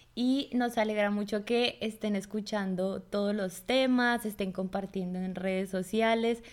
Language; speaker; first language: Spanish; native; Spanish